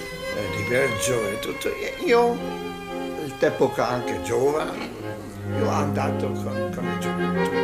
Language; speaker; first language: Italian; non-native, learner; Hungarian